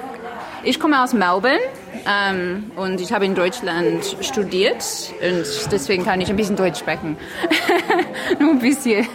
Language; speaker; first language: German; non-native, learner; English